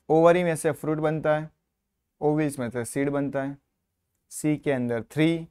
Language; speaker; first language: Hindi; non-native, local second language; Gujarati